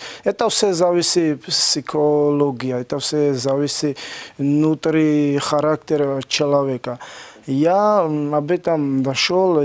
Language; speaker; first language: Russian; non-native, learner; Georgian